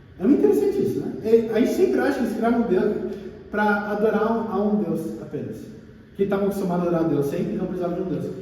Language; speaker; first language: Portuguese; native; Portuguese